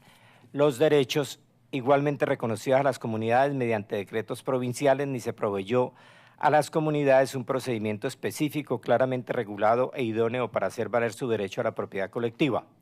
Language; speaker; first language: Spanish; native; Spanish